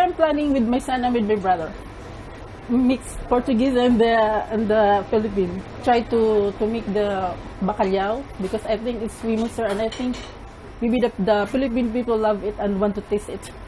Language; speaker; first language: English; non-native, local second language; Cebuano